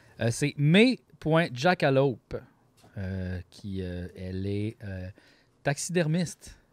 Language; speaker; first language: French; native; French